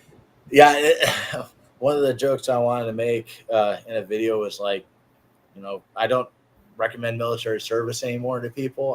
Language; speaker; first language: English; native; English